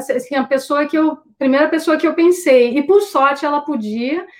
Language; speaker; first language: Portuguese; native; Portuguese